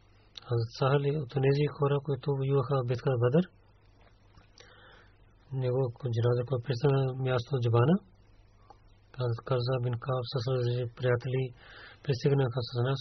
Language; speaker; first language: Bulgarian; non-native, learner; Urdu